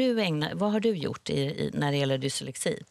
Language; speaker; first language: Swedish; native; Swedish